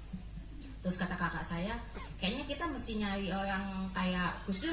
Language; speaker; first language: Indonesian; native; Indonesian